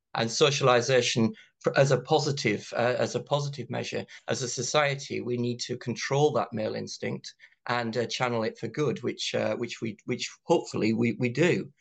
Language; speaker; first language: English; native; English